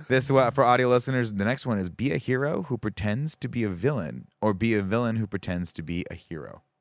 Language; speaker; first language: English; native; English